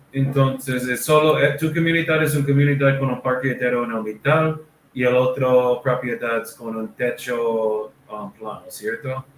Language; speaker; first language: Spanish; non-native, learner; English